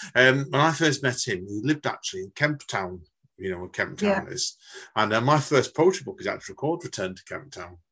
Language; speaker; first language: English; native; English